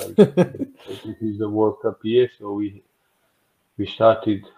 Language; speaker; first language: English; non-native, fluent; Georgian